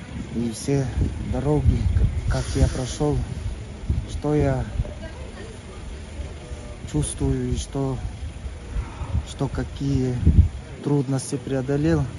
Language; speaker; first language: Russian; non-native, local second language; Tuvinian